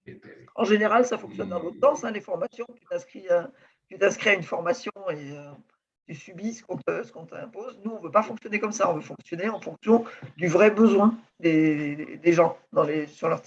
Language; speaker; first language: French; native; French